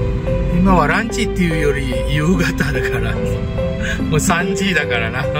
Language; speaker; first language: Japanese; non-native, fluent; Balinese